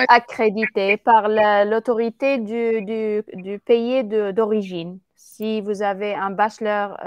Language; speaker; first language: French; non-native, fluent; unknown